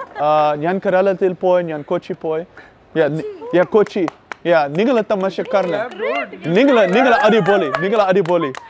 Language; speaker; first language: Malayalam; non-native, learner; Dutch